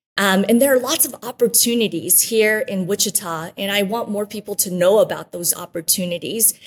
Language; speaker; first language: English; early bilingual, other home language; Spanish